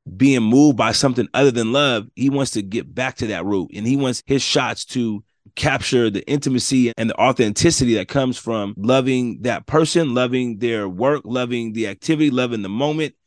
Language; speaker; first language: English; native; English